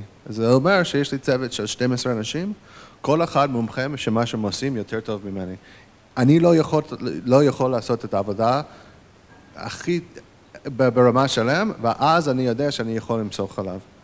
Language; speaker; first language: Hebrew; non-native, fluent; English